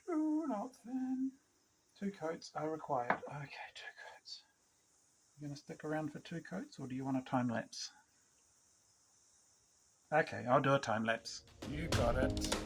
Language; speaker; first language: English; native; English